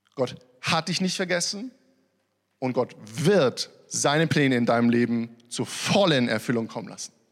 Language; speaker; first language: German; early bilingual, other home language; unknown